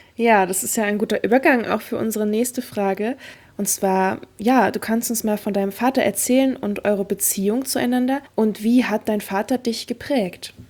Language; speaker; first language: German; native; German